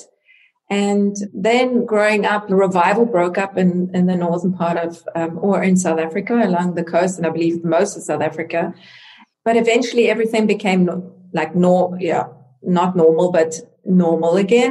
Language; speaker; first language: English; non-native, local second language; Afrikaans